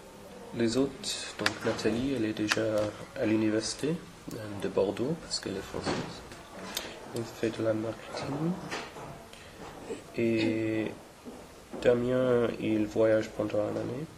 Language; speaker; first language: French; non-native, fluent; English